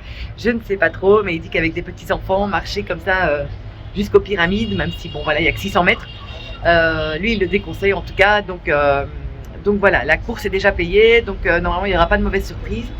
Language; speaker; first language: French; native; French